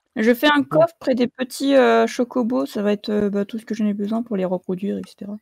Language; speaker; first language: French; native; French